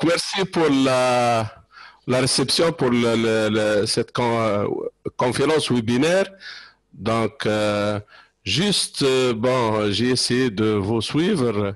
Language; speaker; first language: French; non-native, local second language; Arabic